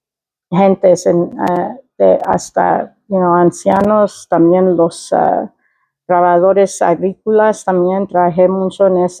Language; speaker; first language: Spanish; early bilingual, heritage; Spanish